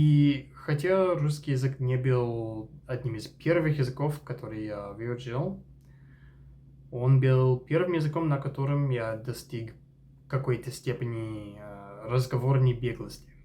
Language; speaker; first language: Russian; non-native, fluent; English